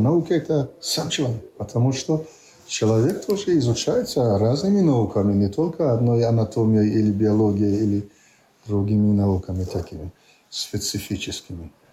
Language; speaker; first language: Russian; non-native, local second language; Tajik